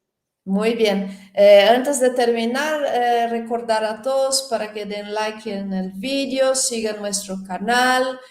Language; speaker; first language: Spanish; non-native, fluent; Portuguese